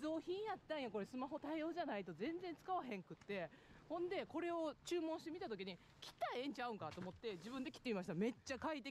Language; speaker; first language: Japanese; native; Japanese